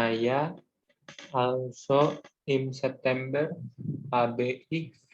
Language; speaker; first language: German; non-native, learner; Indonesian